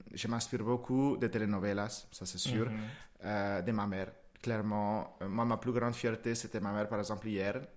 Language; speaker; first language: French; non-native, fluent; Spanish